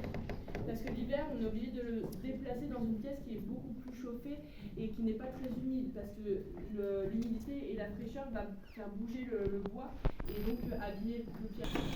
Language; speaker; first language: French; native; French